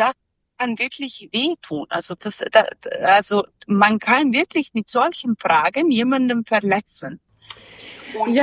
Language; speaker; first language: German; non-native, learner; Serbian